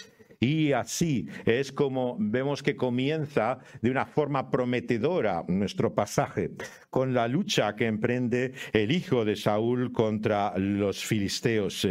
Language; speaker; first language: Spanish; native; Spanish